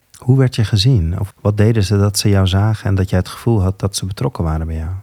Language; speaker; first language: Dutch; native; Dutch